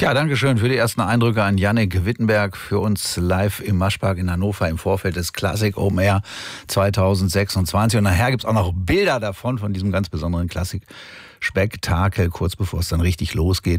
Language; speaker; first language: German; native; German